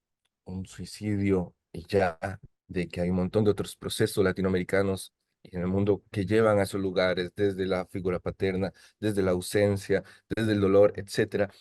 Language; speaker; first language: Spanish; native; Spanish